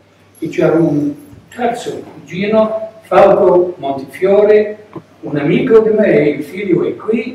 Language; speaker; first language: Italian; non-native, learner; English